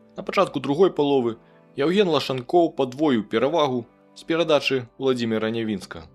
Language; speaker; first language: Belarusian; native; Belarusian